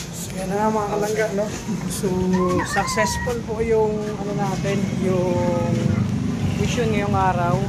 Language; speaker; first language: Filipino; non-native, local second language; Bikol